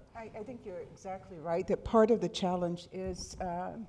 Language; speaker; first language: English; native; English